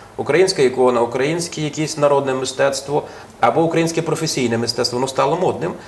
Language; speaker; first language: Ukrainian; native; Ukrainian